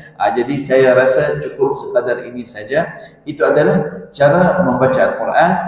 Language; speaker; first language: Malay; non-native, fluent; Arabic